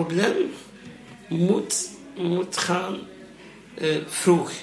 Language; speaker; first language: Dutch; non-native, learner; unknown